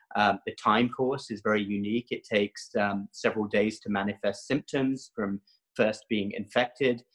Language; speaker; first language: English; native; English